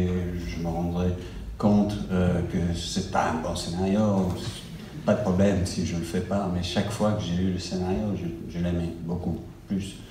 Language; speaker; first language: French; non-native, fluent; English